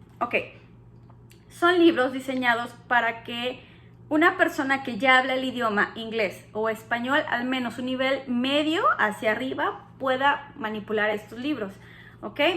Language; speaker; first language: Spanish; native; Spanish